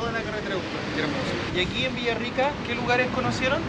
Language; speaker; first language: Spanish; native; Spanish